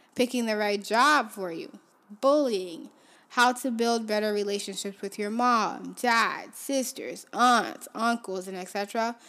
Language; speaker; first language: English; early bilingual, other home language; Haitian Creole